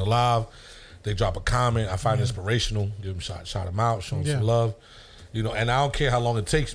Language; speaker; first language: English; native; English